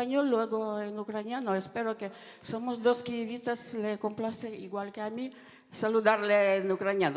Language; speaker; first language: Spanish; non-native, fluent; Ukrainian